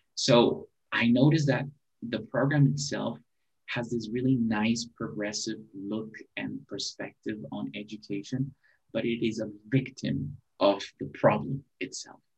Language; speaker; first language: English; non-native, fluent; Spanish